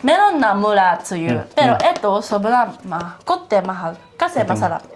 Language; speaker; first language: Filipino; non-native, learner; Japanese